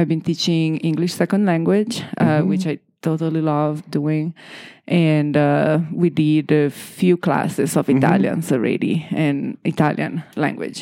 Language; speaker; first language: English; non-native, fluent; Italian